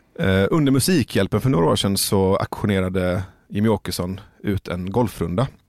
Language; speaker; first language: Swedish; early bilingual, other home language; Persian